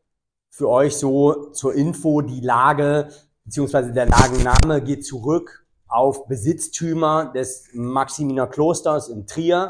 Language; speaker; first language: German; native; German